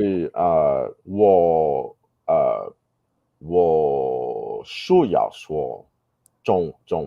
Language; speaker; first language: Chinese; non-native, learner; English